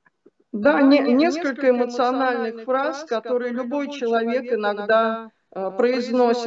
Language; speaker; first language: Russian; native; Russian